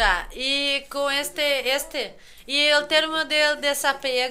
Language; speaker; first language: Spanish; non-native, fluent; Portuguese